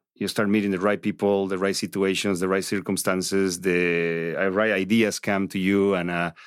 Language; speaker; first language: English; non-native, fluent; Spanish